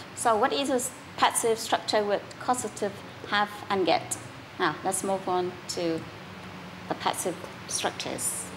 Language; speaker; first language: English; non-native, fluent; Vietnamese